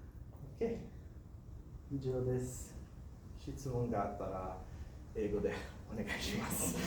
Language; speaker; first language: Japanese; non-native, learner; English